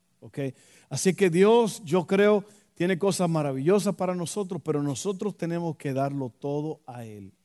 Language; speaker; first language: Spanish; native; Spanish